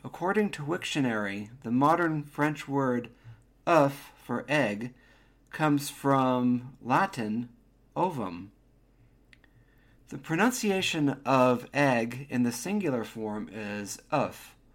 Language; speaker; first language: English; native; English